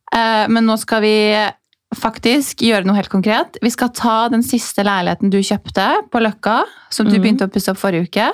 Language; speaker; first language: Norwegian; native; Norwegian